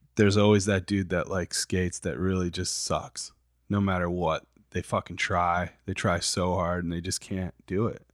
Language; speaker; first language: English; native; English